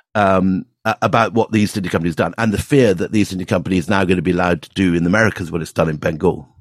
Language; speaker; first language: English; native; English